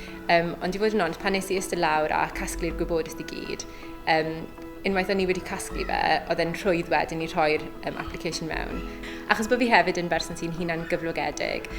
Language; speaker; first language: Welsh; native; Welsh